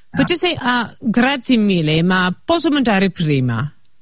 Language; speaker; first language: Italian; non-native, learner; English